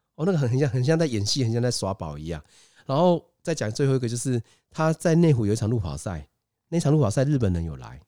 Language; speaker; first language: Chinese; native; Chinese